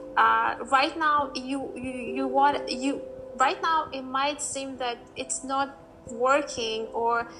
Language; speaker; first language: English; non-native, fluent; Uzbek